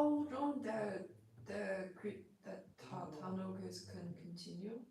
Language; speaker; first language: English; non-native, fluent; Chinese